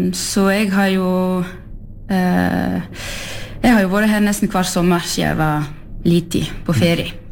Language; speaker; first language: Norwegian; early bilingual, heritage; French